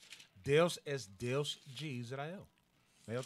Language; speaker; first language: Portuguese; non-native, learner; Spanish